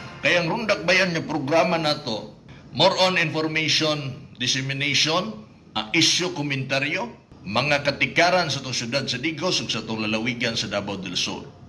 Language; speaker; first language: Cebuano; native; Cebuano